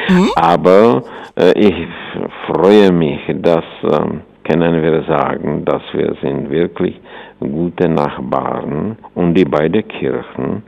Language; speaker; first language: German; non-native, fluent; Czech